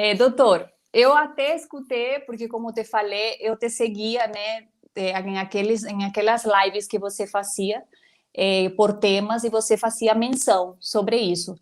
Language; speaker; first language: Portuguese; non-native, fluent; Spanish